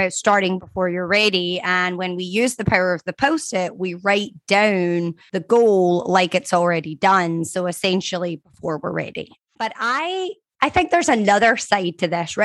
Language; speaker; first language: English; native; English